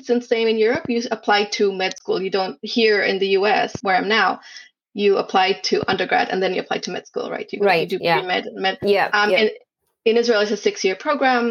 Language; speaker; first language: English; non-native, fluent; Hebrew